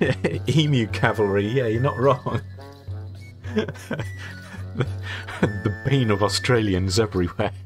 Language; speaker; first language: English; native; English